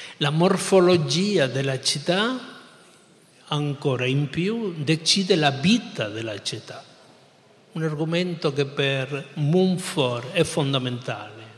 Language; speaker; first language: Italian; non-native, fluent; Spanish